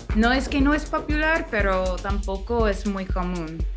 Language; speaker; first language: Spanish; non-native, fluent; English